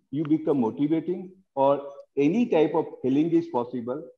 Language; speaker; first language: English; non-native, local second language; Hindi